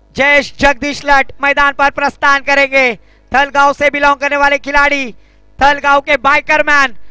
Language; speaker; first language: Hindi; non-native, local second language; Marathi